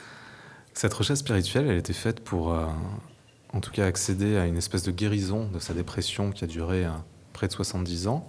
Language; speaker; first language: French; native; French